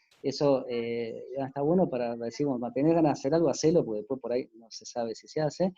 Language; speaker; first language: Spanish; native; Spanish